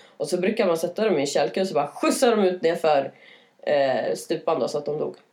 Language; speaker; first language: Swedish; native; Swedish